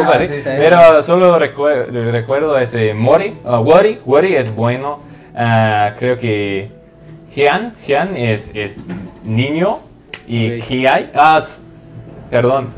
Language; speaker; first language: Spanish; non-native, fluent; English